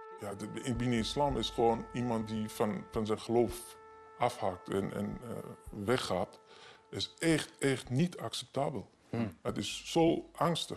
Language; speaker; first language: Dutch; non-native, learner; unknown